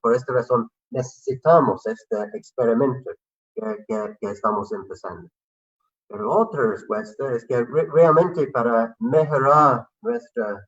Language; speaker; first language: Spanish; non-native, fluent; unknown